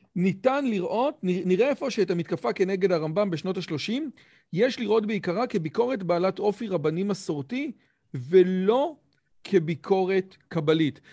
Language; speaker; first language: Hebrew; native; Hebrew